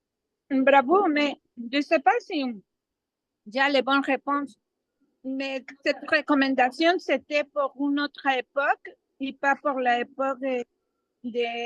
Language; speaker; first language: French; non-native, learner; Spanish